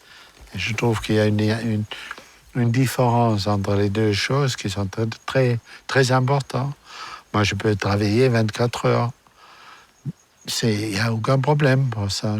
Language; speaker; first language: French; non-native, fluent; German